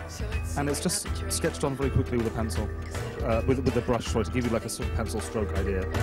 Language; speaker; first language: English; non-native, fluent; Russian